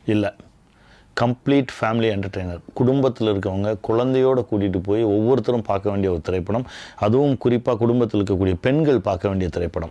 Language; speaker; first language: Tamil; native; Tamil